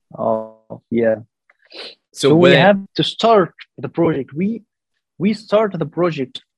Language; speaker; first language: English; non-native, learner; Arabic